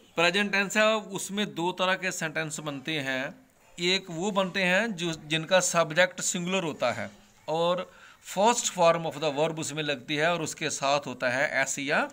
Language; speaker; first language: Hindi; non-native, local second language; Punjabi